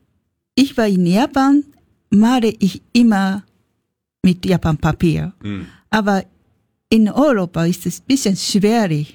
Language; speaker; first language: German; non-native, learner; Japanese